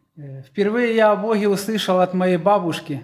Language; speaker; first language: Polish; non-native, learner; Russian